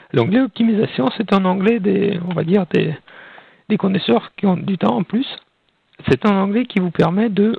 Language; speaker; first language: French; non-native, fluent; Russian